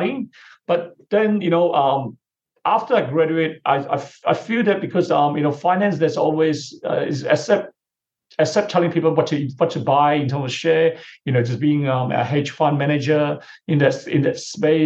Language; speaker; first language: English; non-native, local second language; Chinese